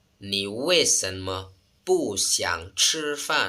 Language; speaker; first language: Chinese; non-native, fluent; Lao